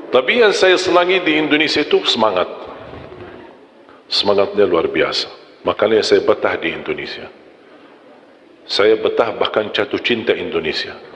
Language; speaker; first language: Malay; non-native, fluent; Arabic